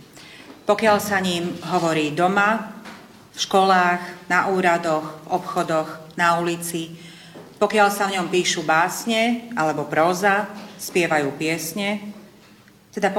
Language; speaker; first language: Slovak; early bilingual, heritage; Slovak